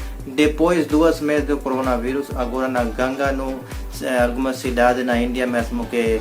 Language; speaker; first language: Portuguese; non-native, learner; Hindi